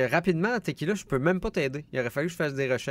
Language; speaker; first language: French; native; French